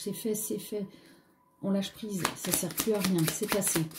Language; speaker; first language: French; native; French